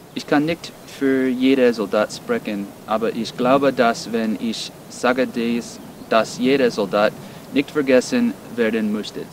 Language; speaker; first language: German; non-native, learner; English